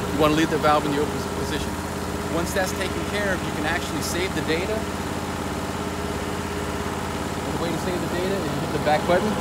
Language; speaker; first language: English; native; English